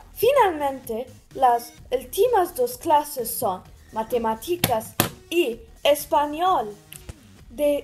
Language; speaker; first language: Spanish; non-native, learner; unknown